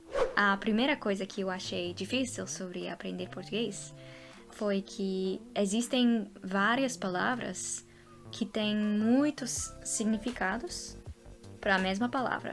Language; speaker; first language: Portuguese; non-native, fluent; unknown